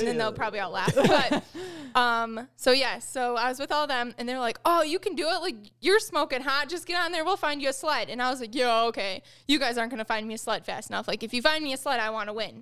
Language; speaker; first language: English; native; English